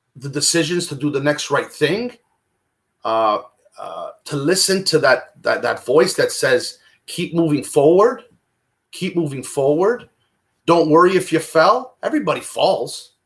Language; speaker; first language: English; non-native, fluent; Italian